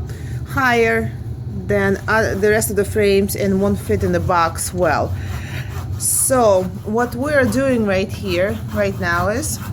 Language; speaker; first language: English; non-native, fluent; Russian